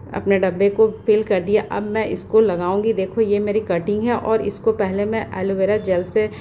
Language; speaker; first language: Hindi; native; Hindi